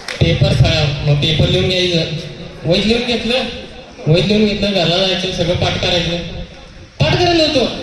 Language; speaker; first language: Marathi; non-native, local second language; Kannada